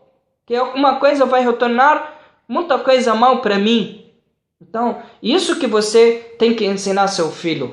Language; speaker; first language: Portuguese; non-native, fluent; Arabic